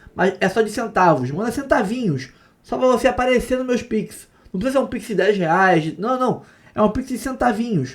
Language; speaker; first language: Portuguese; native; Portuguese